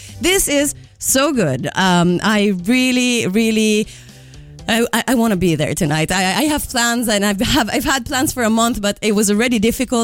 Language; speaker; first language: English; non-native, fluent; Italian